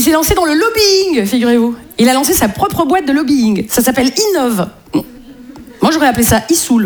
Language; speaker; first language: French; native; French